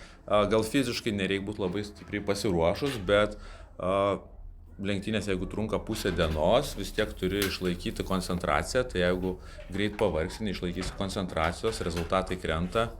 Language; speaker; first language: Lithuanian; native; Lithuanian